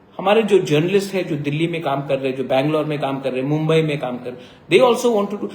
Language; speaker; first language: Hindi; non-native, local second language; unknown